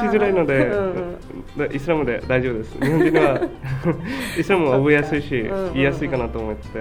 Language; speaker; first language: Japanese; non-native, fluent; Bangla